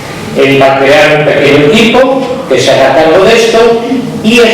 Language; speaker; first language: Spanish; native; Spanish